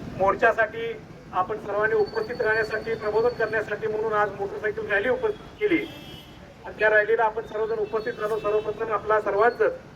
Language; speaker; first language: Marathi; native; Marathi